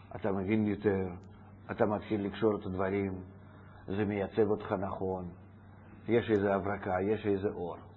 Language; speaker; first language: Hebrew; non-native, fluent; Russian